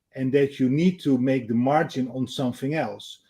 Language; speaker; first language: English; non-native, fluent; Dutch